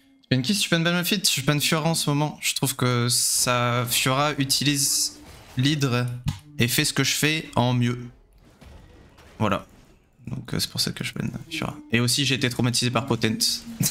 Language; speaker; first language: French; native; French